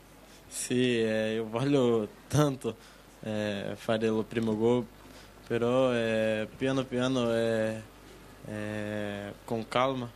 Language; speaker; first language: Italian; non-native, learner; Portuguese